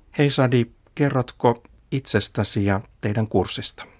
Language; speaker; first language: Finnish; native; Finnish